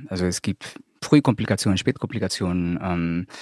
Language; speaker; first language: German; non-native, fluent; Spanish